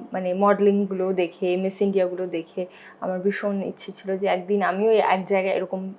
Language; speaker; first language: Bangla; non-native, local second language; Hindi